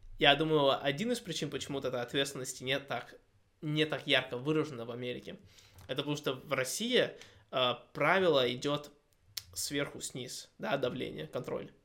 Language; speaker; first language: Russian; early bilingual, heritage; Russian